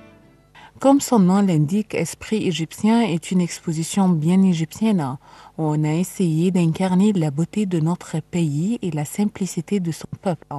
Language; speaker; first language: French; non-native, fluent; Arabic